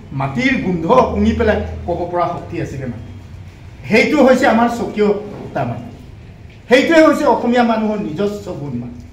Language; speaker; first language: Assamese; non-native, local second language; Mising